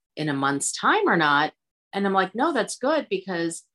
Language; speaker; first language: English; early bilingual, other home language; Hindi